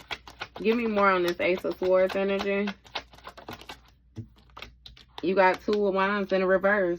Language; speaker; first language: English; native; English